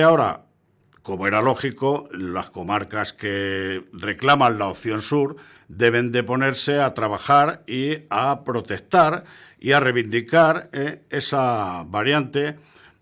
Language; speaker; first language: Spanish; native; Spanish